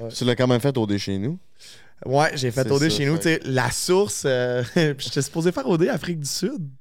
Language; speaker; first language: French; native; French